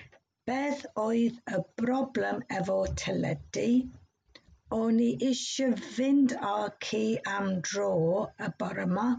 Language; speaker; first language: Welsh; non-native, learner; English